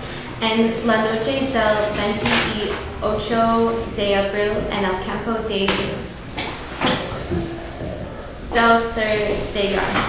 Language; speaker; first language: Spanish; non-native, learner; English